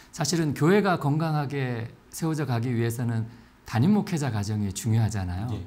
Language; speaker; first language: Korean; native; Korean